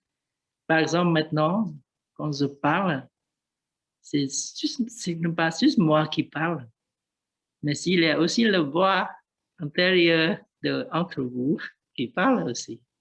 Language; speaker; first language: French; non-native, learner; Vietnamese